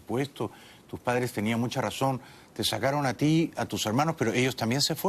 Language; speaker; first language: Spanish; native; Spanish